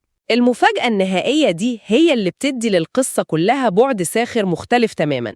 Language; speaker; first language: Arabic; native; Arabic